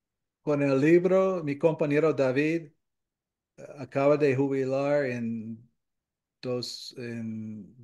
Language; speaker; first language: Spanish; non-native, fluent; English